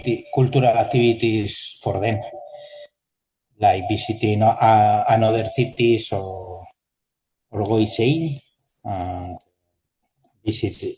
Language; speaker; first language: English; non-native, learner; Spanish